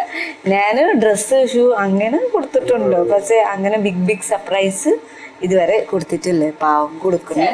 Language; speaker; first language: Malayalam; non-native, learner; Nepali